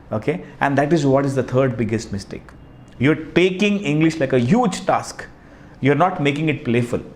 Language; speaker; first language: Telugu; non-native, local second language; Hindi